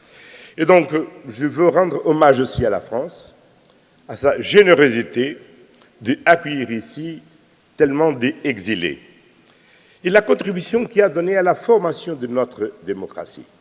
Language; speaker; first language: French; non-native, fluent; Portuguese